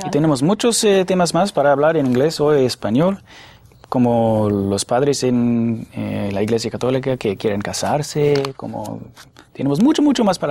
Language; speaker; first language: Spanish; non-native, fluent; English